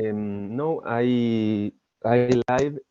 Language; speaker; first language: English; non-native, learner; Spanish